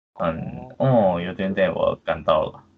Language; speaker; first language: Chinese; non-native, fluent; Korean